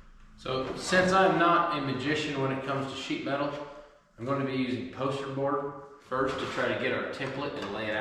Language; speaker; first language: English; native; English